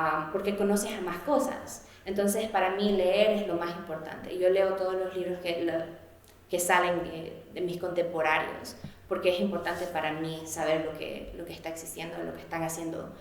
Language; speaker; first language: Spanish; early bilingual, heritage; Spanish